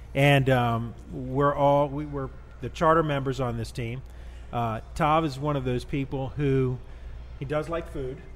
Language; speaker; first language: English; native; English